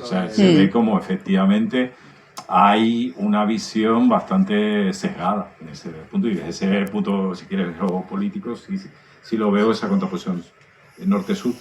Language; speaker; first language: Spanish; native; Spanish